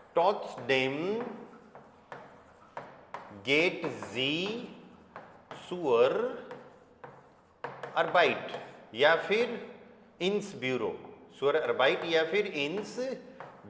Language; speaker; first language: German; non-native, fluent; Hindi